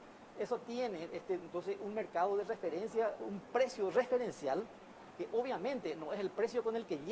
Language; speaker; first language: Spanish; native; Spanish